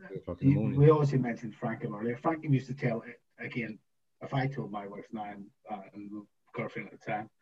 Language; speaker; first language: English; native; English